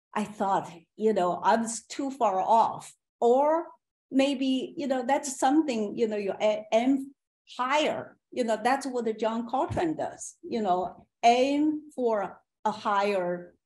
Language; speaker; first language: English; non-native, fluent; Chinese